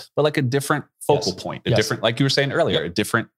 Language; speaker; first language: English; native; English